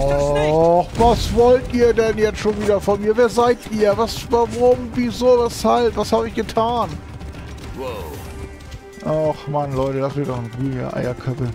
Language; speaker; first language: German; native; German